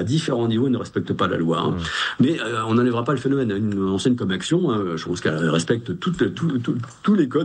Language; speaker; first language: French; native; French